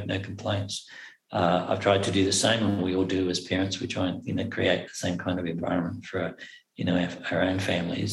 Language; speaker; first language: English; native; English